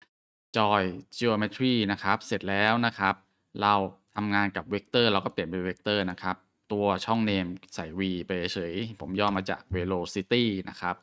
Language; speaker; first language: Thai; native; Thai